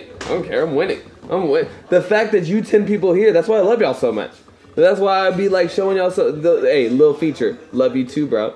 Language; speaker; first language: English; native; English